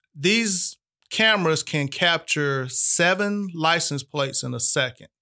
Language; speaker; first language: English; native; English